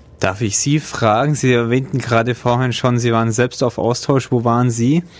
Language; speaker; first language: German; native; German